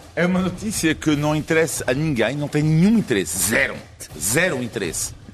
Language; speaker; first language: Portuguese; non-native, fluent; French